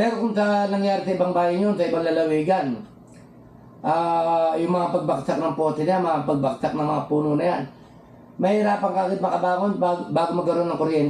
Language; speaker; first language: Filipino; native; Filipino